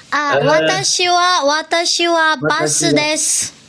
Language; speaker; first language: Japanese; non-native, learner; Thai